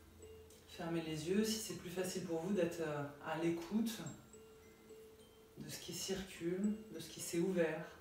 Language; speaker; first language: French; native; French